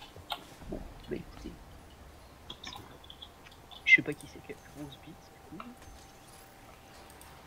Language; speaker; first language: French; native; French